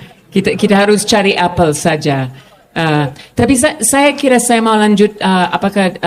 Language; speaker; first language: Indonesian; non-native, fluent; English